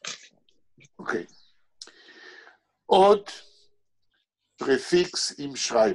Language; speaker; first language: Hebrew; native; Hebrew